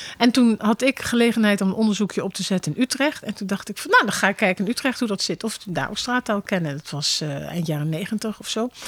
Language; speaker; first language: Dutch; native; Dutch